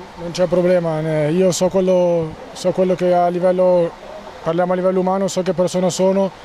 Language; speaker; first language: Italian; native; Italian